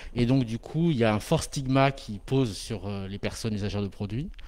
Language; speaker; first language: French; native; French